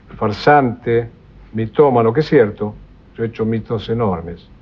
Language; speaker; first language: Spanish; native; Spanish